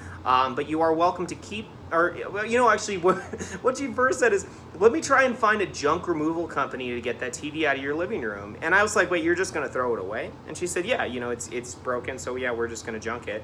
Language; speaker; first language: English; native; English